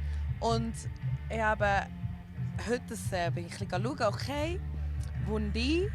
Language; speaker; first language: German; early bilingual, other home language; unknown